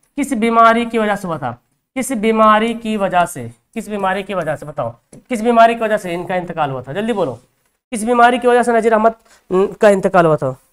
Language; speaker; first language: Hindi; native; Hindi